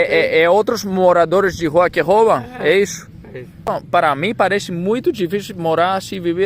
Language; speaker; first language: Portuguese; non-native, fluent; Greek